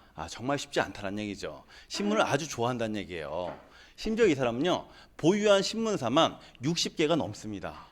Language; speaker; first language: Korean; native; Korean